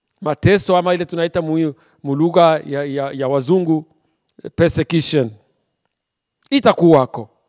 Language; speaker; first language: Swahili; native; Swahili